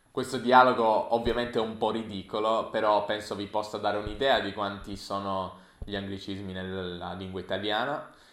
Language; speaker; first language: Italian; native; Italian